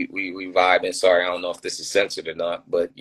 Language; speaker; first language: English; native; English